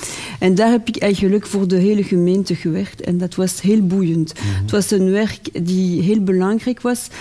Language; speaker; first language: Dutch; non-native, local second language; French